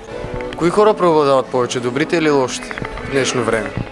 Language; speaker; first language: Bulgarian; native; Bulgarian